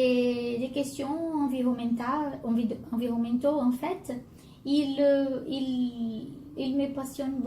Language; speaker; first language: French; non-native, learner; Portuguese